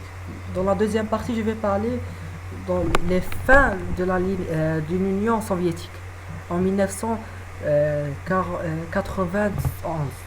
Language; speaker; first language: French; non-native, learner; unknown